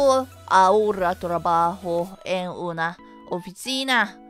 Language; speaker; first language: Spanish; non-native, learner; Japanese